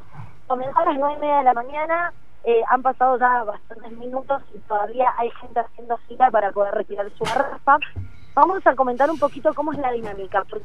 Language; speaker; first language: Spanish; native; Spanish